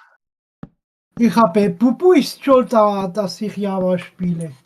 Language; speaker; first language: German; non-native, fluent; French